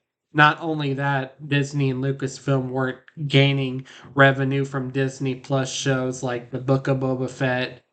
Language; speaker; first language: English; native; English